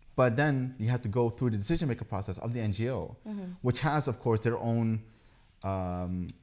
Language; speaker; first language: English; early bilingual, heritage; Dutch